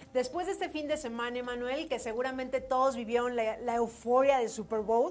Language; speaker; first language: Spanish; native; Spanish